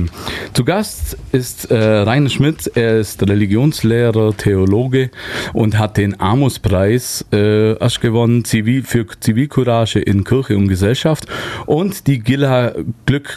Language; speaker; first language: German; native; German